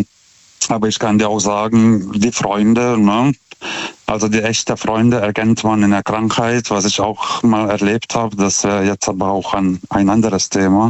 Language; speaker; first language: German; non-native, fluent; Lithuanian